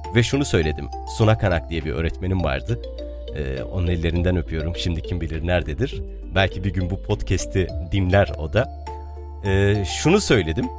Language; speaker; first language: Turkish; non-native, local second language; Arabic